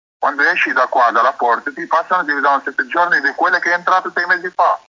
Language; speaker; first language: Italian; non-native, learner; Arabic